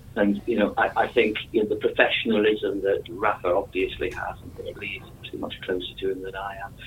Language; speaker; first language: English; native; English